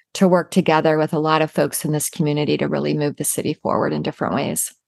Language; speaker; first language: English; native; English